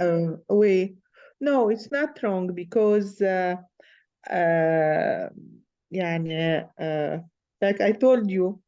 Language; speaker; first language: English; non-native, learner; Arabic